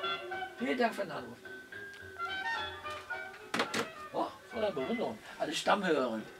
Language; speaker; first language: German; native; German